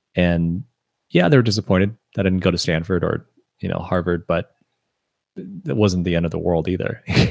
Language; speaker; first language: English; early bilingual, other home language; Chinese